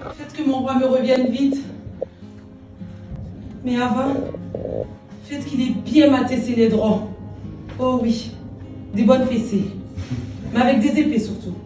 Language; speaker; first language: French; native; French